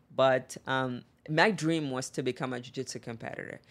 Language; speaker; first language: English; non-native, fluent; Portuguese